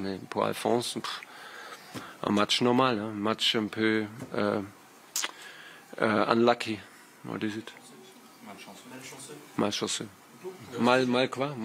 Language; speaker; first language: French; non-native, learner; German